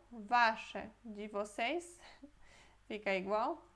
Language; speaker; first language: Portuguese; non-native, fluent; Polish